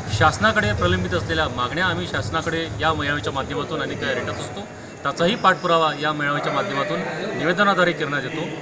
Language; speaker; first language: Marathi; native; Marathi